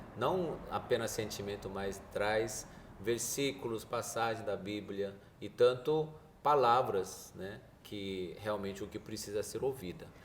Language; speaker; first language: Portuguese; early bilingual, other home language; Korean